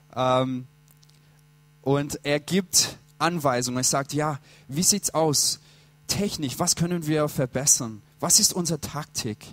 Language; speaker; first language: German; non-native, fluent; English